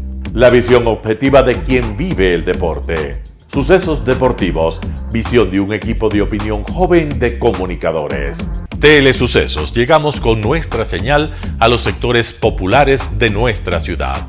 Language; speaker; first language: Spanish; native; Spanish